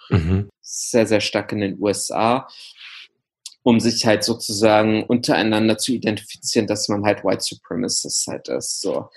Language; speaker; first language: German; early bilingual, other home language; Arabic